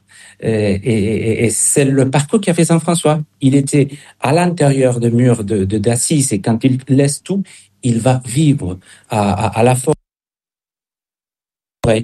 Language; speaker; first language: French; non-native, fluent; Spanish